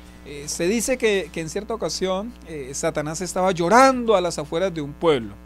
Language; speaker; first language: Spanish; native; Spanish